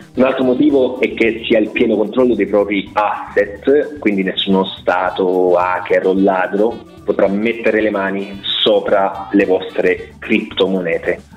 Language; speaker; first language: Italian; native; Italian